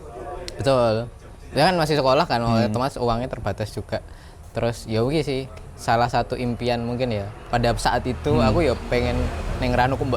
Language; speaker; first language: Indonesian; non-native, local second language; Javanese